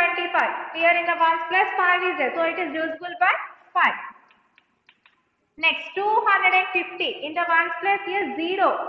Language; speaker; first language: English; non-native, local second language; Telugu